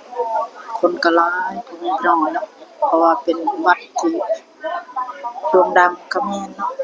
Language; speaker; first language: Thai; non-native, local second language; Northeastern Thai